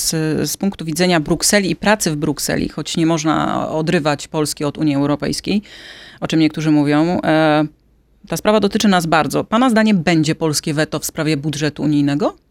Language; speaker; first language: Polish; native; Polish